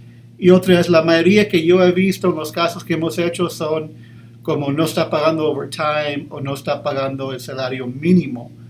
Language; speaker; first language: Spanish; early bilingual, heritage; English